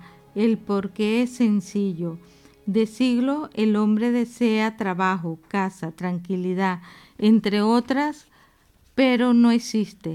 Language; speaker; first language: Spanish; native; Spanish